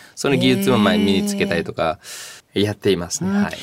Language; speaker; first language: Japanese; non-native, fluent; Nepali